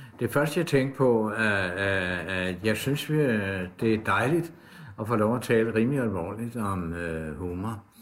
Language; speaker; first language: Danish; native; Danish